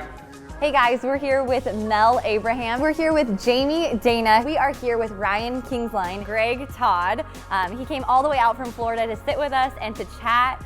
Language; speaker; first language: English; native; English